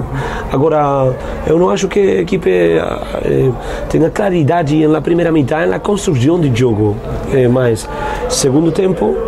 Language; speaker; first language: Portuguese; non-native, fluent; Spanish